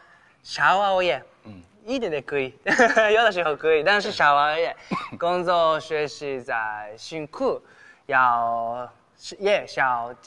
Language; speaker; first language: Chinese; non-native, learner; Japanese